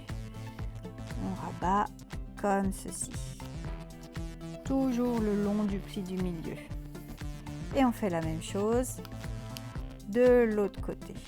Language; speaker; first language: French; native; French